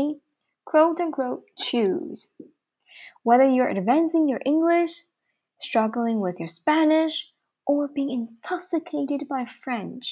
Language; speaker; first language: English; non-native, fluent; Chinese